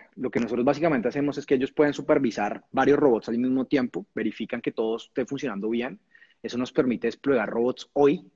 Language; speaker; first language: Spanish; native; Spanish